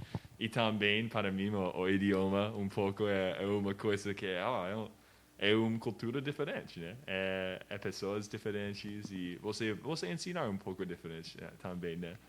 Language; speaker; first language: Portuguese; non-native, learner; English